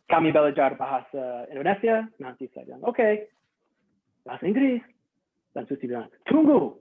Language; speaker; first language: Indonesian; non-native, fluent; English